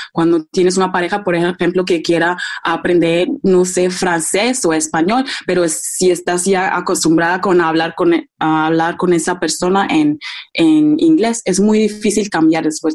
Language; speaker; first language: Spanish; non-native, fluent; German